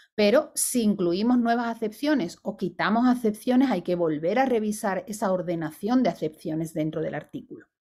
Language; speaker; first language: Spanish; native; Spanish